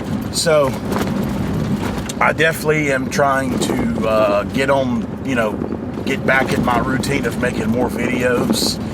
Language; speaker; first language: English; native; English